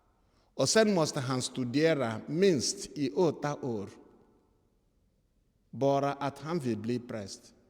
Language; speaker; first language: Swedish; non-native, fluent; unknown